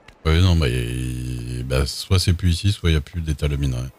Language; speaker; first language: French; native; French